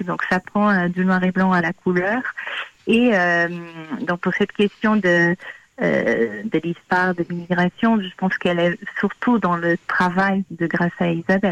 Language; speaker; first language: French; non-native, fluent; Portuguese